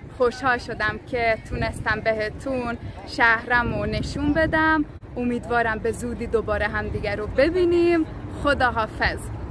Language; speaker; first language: Persian; non-native, fluent; Hungarian